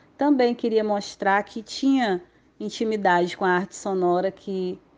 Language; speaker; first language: Portuguese; native; Portuguese